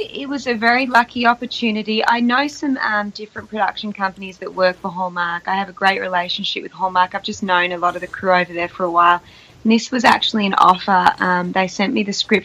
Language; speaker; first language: English; native; English